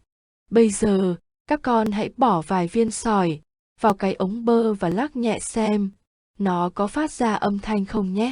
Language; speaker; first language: Vietnamese; native; Vietnamese